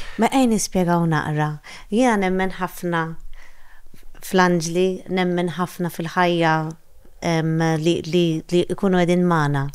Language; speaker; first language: Maltese; native; Maltese